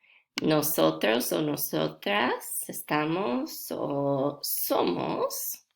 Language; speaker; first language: Spanish; non-native, fluent; English